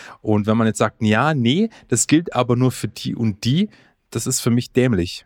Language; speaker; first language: German; early bilingual, other home language; Croatian